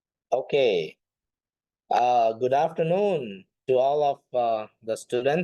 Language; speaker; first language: English; non-native, fluent; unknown